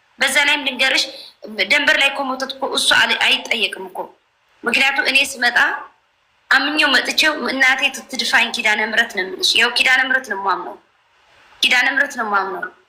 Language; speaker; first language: Amharic; non-native, local second language; Tigrinya